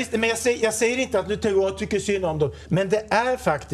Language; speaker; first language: Swedish; native; Swedish